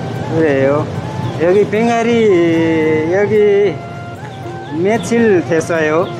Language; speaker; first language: Korean; non-native, learner; Nepali